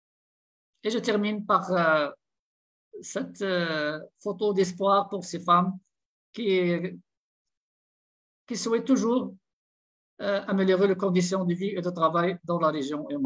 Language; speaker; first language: French; non-native, local second language; Arabic